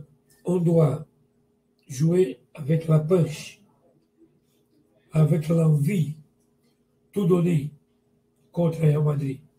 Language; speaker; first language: French; non-native, learner; Portuguese